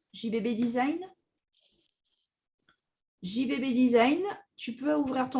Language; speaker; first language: French; native; French